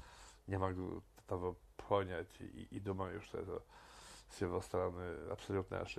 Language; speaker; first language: Russian; non-native, fluent; Polish